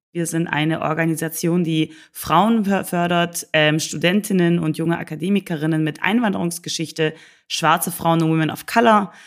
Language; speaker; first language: German; native; German